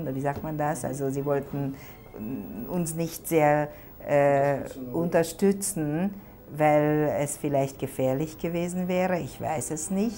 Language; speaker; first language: German; non-native, fluent; Hungarian